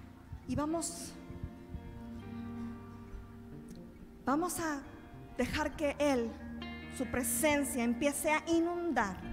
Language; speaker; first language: Spanish; native; Spanish